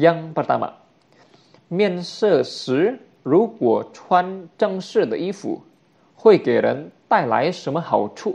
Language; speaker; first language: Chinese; non-native, fluent; Indonesian